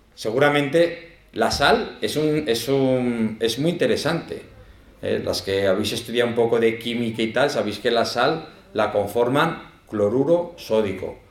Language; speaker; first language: Spanish; native; Spanish